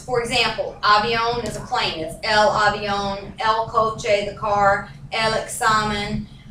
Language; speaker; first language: English; native; English